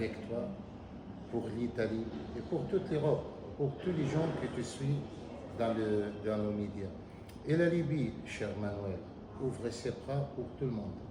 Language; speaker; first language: French; non-native, fluent; Arabic